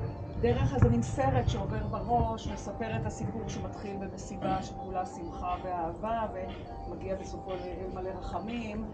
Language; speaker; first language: Hebrew; native; Hebrew